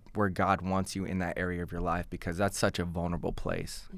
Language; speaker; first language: English; native; English